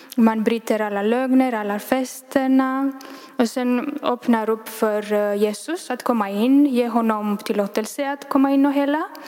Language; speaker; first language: Swedish; non-native, fluent; Romanian